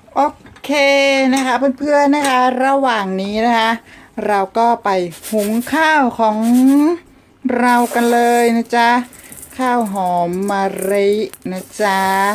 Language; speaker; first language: Thai; native; Thai